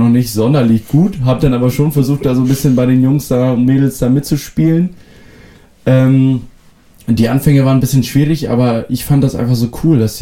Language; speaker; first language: German; non-native, local second language; Western Frisian